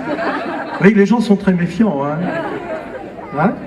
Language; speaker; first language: French; native; French